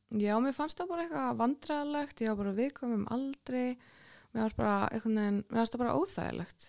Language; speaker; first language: Icelandic; native; Icelandic